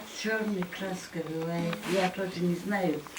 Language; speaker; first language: Russian; non-native, local second language; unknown